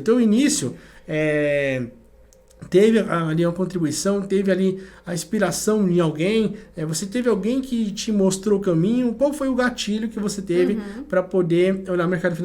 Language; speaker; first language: Portuguese; native; Portuguese